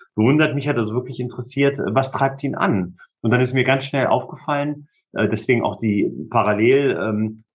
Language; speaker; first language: German; native; German